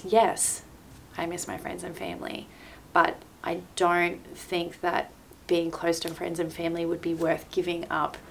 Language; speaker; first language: English; native; English